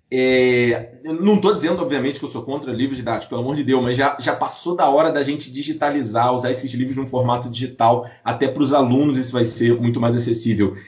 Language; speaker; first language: Portuguese; native; Portuguese